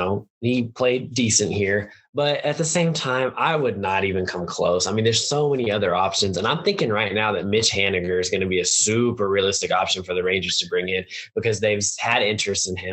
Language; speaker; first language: English; native; English